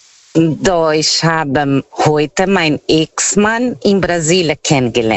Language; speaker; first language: German; non-native, learner; Portuguese